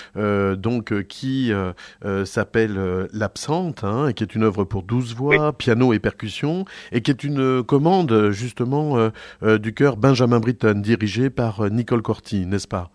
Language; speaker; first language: French; native; French